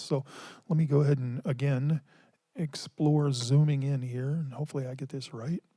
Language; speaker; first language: English; native; English